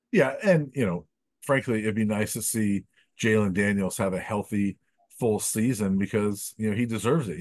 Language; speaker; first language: English; native; English